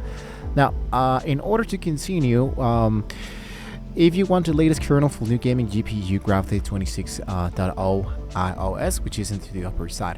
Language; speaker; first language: English; non-native, fluent; Spanish